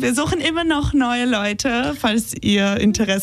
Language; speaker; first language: German; non-native, fluent; Hebrew